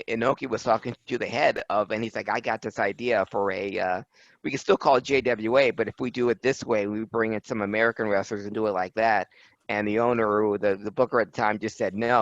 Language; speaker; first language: English; native; English